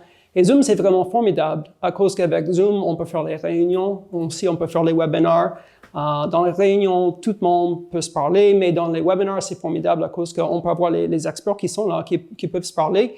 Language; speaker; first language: French; non-native, fluent; English